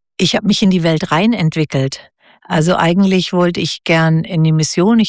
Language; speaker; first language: German; native; German